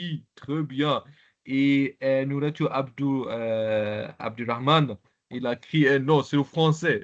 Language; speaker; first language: French; non-native, local second language; Arabic